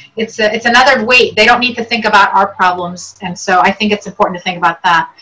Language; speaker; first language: English; early bilingual, other home language; Arabic